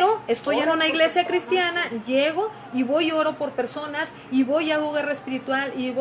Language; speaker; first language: Spanish; native; Spanish